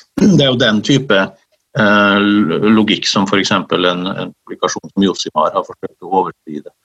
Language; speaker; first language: Norwegian; native; Norwegian